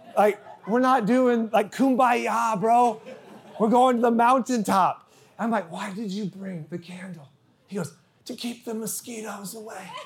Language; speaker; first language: English; native; English